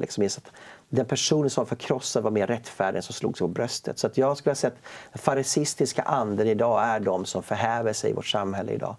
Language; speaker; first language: Swedish; native; Swedish